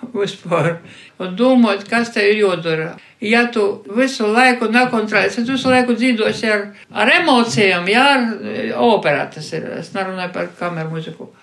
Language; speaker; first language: Latvian; non-native, local second language; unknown